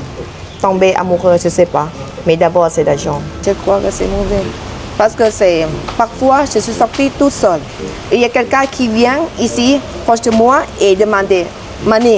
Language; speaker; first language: French; non-native, learner; Thai